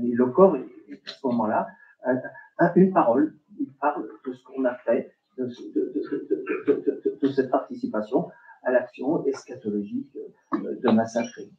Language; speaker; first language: French; native; French